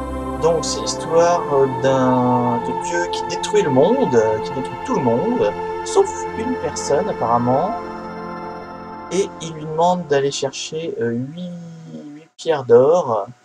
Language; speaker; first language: French; native; French